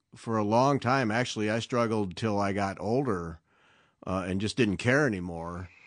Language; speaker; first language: English; native; English